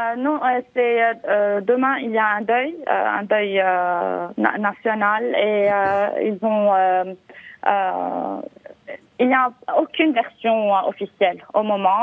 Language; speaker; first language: French; non-native, local second language; Arabic